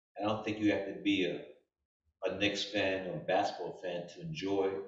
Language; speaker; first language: English; native; English